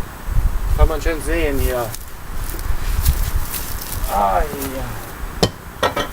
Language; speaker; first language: German; non-native, learner; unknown